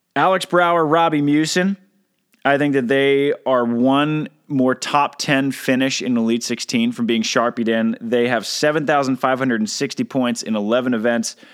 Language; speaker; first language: English; native; English